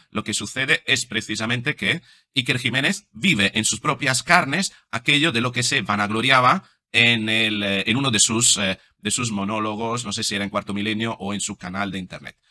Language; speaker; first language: Spanish; non-native, fluent; Italian